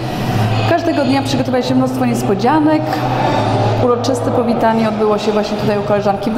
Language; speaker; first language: Polish; native; Polish